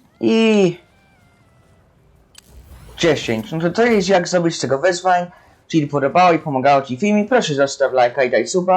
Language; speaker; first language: Polish; early bilingual, heritage; Polish